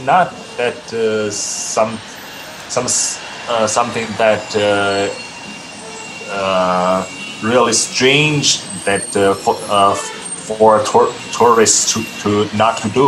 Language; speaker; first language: English; non-native, fluent; Chinese